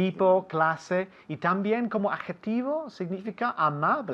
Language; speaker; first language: Spanish; non-native, fluent; English